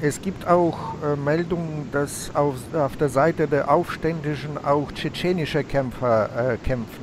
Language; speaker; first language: German; non-native, fluent; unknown